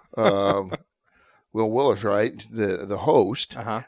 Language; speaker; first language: English; native; English